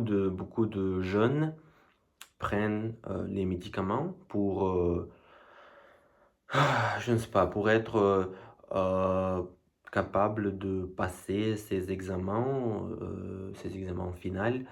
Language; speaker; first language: French; non-native, learner; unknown